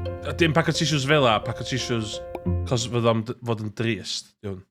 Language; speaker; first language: Welsh; native; Welsh